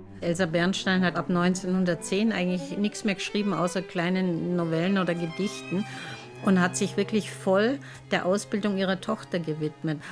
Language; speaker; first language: German; native; German